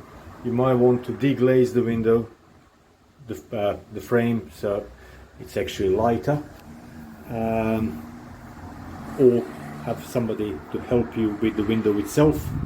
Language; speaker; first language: English; non-native, fluent; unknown